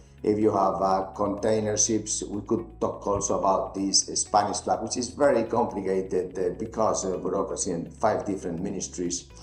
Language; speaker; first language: English; non-native, fluent; Spanish